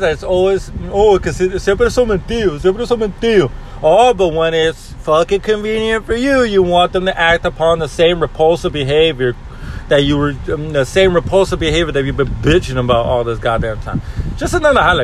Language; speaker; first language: English; early bilingual, other home language; Spanish